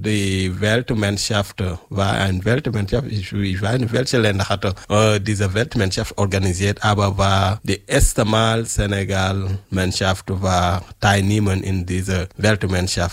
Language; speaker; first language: German; non-native, learner; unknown